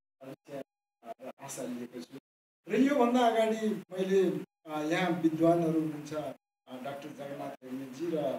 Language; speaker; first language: Nepali; native; Nepali